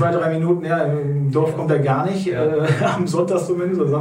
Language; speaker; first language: German; native; German